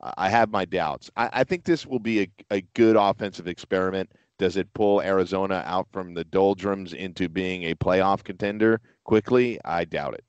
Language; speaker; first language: English; native; English